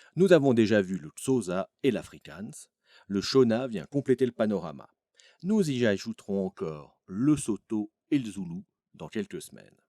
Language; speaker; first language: French; native; French